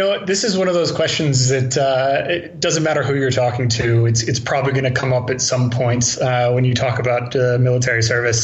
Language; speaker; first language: English; native; English